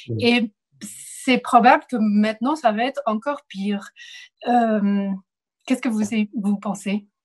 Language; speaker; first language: French; non-native, fluent; Spanish